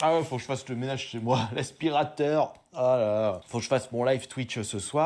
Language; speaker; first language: French; native; French